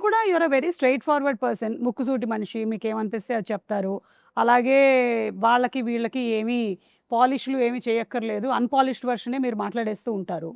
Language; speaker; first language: Telugu; native; Telugu